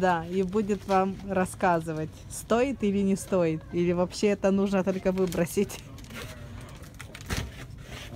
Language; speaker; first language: Russian; non-native, fluent; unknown